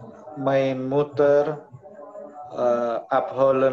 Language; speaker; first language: German; non-native, learner; Indonesian